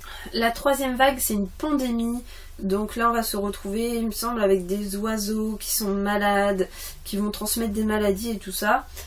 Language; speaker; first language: French; native; French